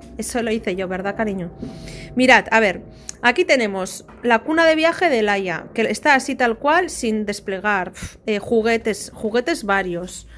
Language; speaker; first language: Spanish; native; Spanish